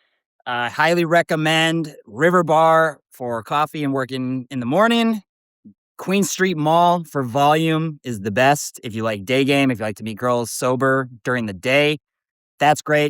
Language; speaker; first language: English; native; English